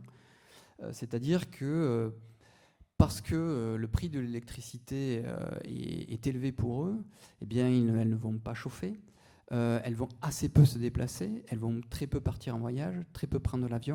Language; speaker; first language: French; native; French